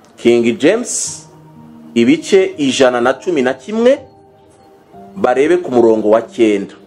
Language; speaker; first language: Kinyarwanda; early bilingual, heritage; Kinyarwanda